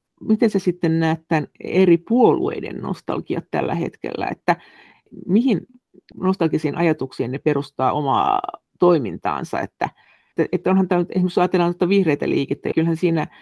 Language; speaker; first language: Finnish; native; Finnish